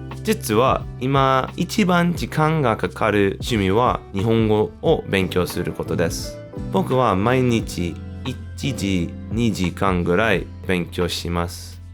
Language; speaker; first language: Japanese; non-native, learner; English